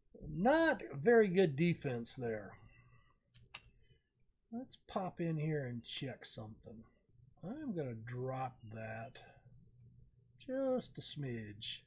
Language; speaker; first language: English; native; English